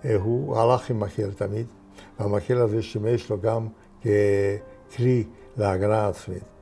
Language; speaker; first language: Hebrew; non-native, fluent; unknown